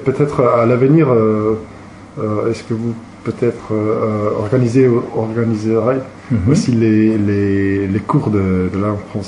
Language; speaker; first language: French; non-native, learner; Slovenian